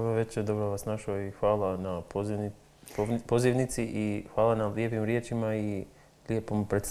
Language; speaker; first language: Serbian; non-native, local second language; Albanian